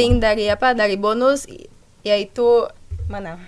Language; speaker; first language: Indonesian; non-native, fluent; Portuguese